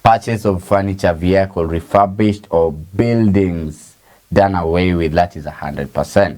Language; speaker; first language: English; non-native, local second language; Swahili